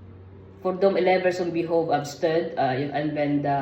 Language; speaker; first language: Swedish; non-native, learner; Filipino